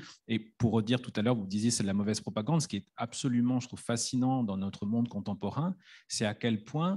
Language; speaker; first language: French; native; French